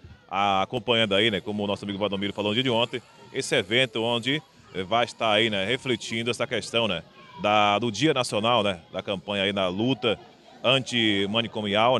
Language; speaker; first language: Portuguese; native; Portuguese